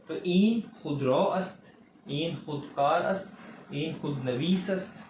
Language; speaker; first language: Persian; non-native, fluent; Urdu